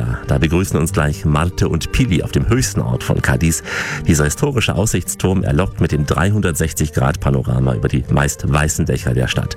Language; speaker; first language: German; native; German